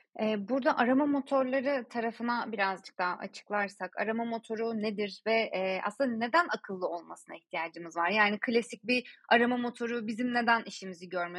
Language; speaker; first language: Turkish; native; Turkish